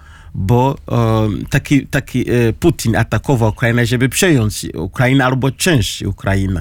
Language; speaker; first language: Polish; non-native, learner; Kinyarwanda